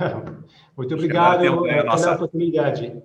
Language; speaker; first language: Portuguese; non-native, learner; German